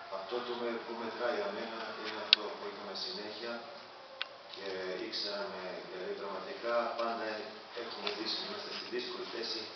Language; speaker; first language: Greek; non-native, fluent; Serbian